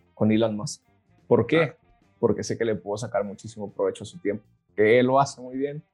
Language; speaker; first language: Spanish; native; Spanish